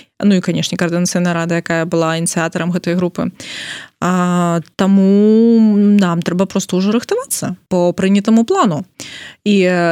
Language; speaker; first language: Belarusian; non-native, local second language; Russian